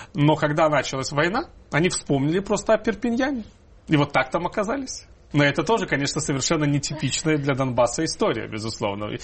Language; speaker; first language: Russian; native; Russian